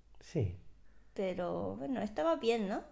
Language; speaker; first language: Spanish; non-native, fluent; Japanese